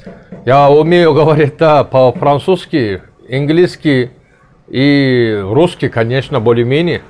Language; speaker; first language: Russian; non-native, learner; Turkish